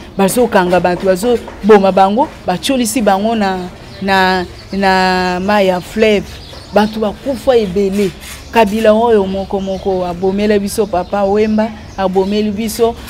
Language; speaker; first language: Lingala; non-native, local second language; Swahili